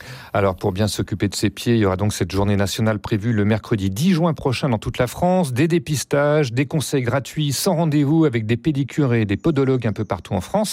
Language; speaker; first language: French; native; French